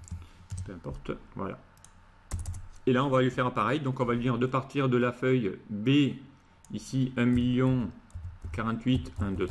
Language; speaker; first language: French; native; French